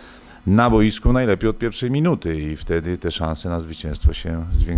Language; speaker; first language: Polish; native; Polish